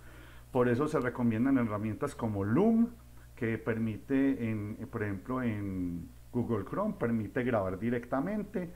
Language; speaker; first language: Spanish; native; Spanish